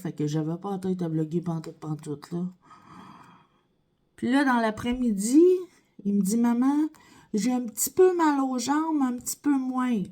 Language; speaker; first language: French; native; French